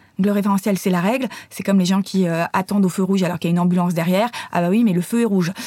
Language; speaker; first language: French; native; French